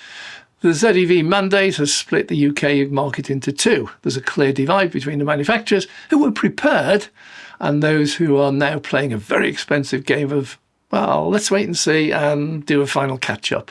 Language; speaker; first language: English; native; English